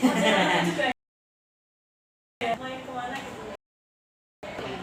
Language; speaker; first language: Indonesian; native; Indonesian